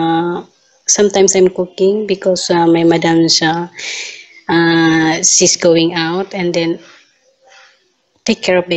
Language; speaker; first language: English; non-native, learner; Filipino